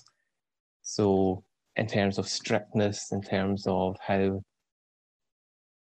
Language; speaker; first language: English; native; English